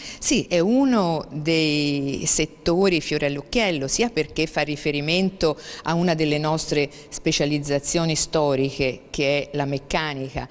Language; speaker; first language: Italian; native; Italian